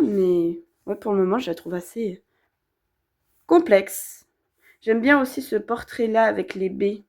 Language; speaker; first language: French; native; French